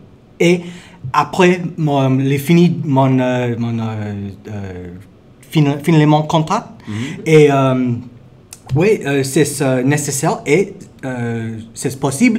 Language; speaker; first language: French; non-native, learner; English